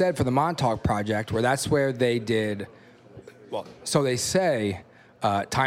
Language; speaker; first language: English; native; English